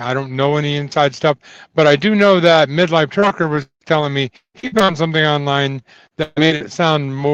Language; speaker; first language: English; native; English